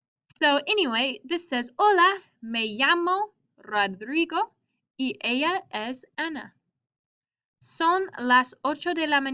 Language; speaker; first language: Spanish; non-native, fluent; English